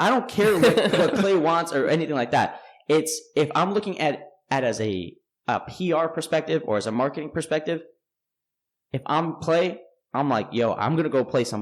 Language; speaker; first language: English; native; English